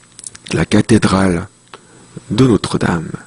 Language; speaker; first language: French; non-native, fluent; Korean